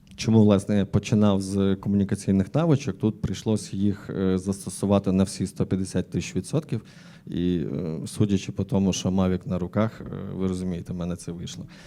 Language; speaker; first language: Ukrainian; native; Ukrainian